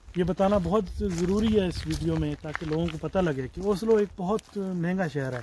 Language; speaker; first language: Urdu; native; Urdu